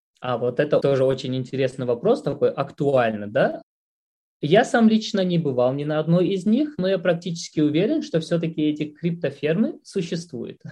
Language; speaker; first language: Russian; non-native, local second language; Tajik